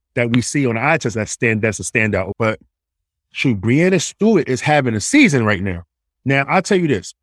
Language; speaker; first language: English; native; English